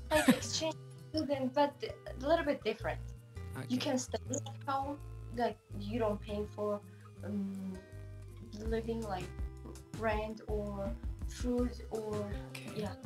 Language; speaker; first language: English; non-native, fluent; Turkish